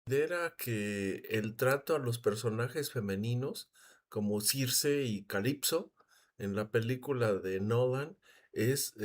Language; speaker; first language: Spanish; native; Spanish